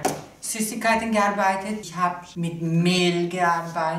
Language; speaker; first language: German; non-native, local second language; Italian